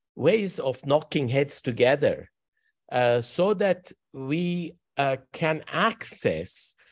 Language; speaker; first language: English; non-native, fluent; Turkish